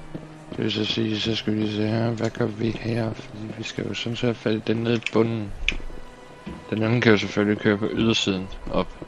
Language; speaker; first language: Danish; native; Danish